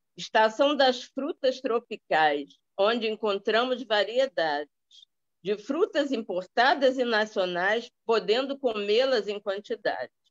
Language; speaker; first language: Portuguese; native; Portuguese